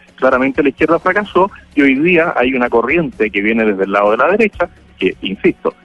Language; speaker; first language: Spanish; native; Spanish